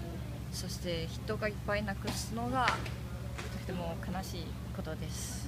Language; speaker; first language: Japanese; non-native, fluent; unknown